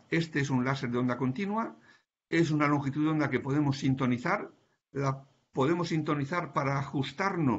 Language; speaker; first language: Spanish; native; Spanish